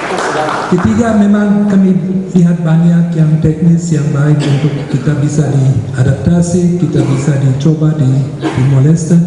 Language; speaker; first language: Indonesian; non-native, fluent; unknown